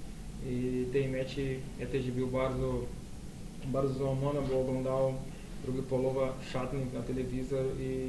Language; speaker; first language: Polish; non-native, learner; Portuguese